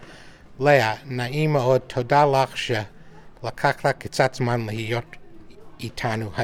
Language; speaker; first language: Hebrew; non-native, learner; English